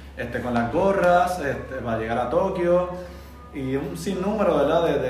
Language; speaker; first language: Spanish; native; Spanish